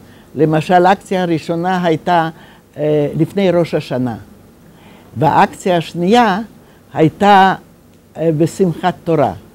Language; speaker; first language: Hebrew; non-native, fluent; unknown